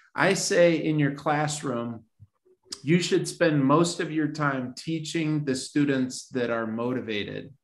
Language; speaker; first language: English; native; English